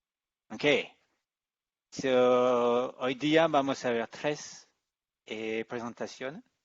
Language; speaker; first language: Spanish; non-native, learner; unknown